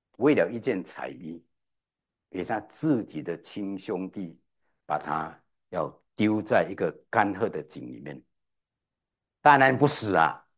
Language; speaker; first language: Chinese; native; Chinese